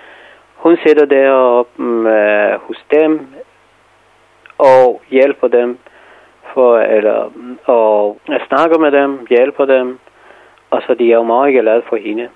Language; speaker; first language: Danish; non-native, fluent; Persian